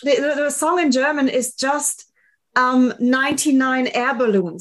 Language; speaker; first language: English; non-native, fluent; German